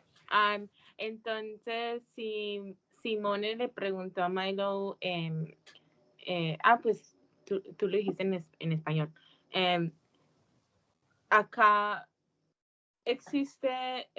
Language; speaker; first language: Spanish; early bilingual, heritage; English